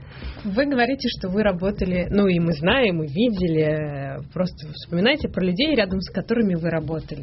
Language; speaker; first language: Russian; native; Russian